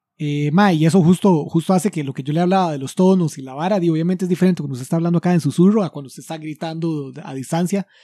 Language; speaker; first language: Spanish; native; Spanish